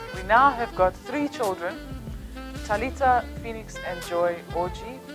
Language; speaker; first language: English; native; English